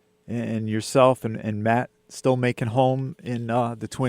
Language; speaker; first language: English; native; English